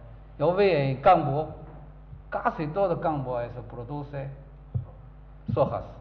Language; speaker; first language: Spanish; non-native, learner; Chinese